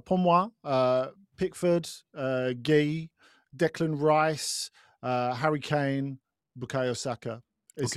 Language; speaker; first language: French; non-native, fluent; English